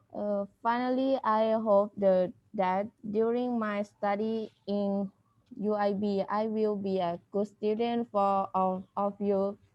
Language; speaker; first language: English; non-native, learner; Thai